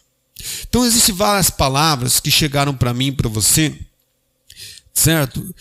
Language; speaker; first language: Portuguese; native; Portuguese